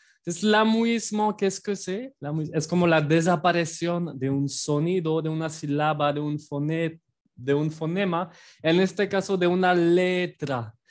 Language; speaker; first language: Spanish; non-native, fluent; French